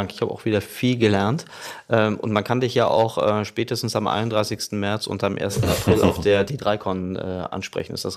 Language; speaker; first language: German; native; German